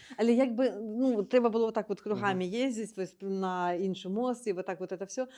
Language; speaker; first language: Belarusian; native; Belarusian